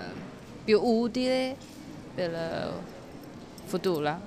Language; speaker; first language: Italian; non-native, learner; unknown